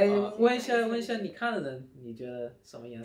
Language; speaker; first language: Chinese; early bilingual, heritage; Chinese